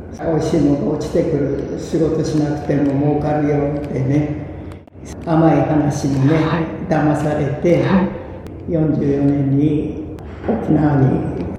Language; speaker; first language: Japanese; early bilingual, other home language; Korean